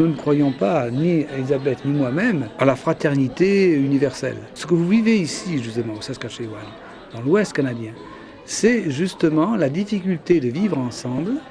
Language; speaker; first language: French; native; French